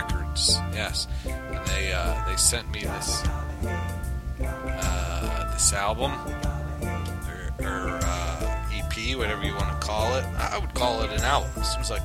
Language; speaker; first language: English; native; English